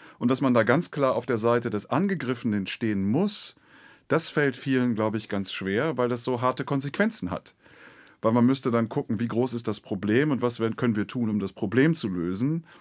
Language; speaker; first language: German; native; German